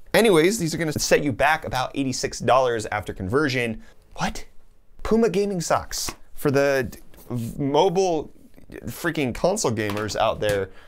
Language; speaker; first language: English; native; English